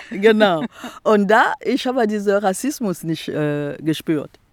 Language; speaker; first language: German; non-native, fluent; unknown